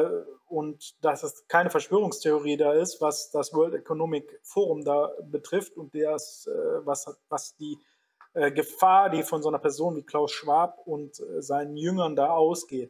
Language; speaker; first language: German; native; German